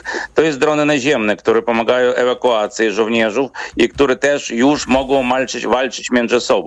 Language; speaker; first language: Polish; non-native, fluent; Ukrainian